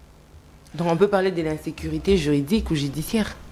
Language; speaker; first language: French; non-native, local second language; Lingala